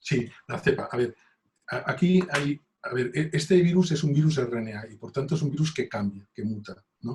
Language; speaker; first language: Spanish; native; Spanish